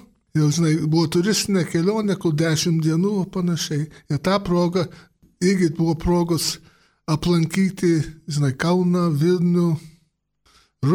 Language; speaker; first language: Lithuanian; early bilingual, heritage; Lithuanian